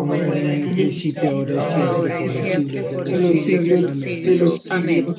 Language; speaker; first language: Spanish; native; Spanish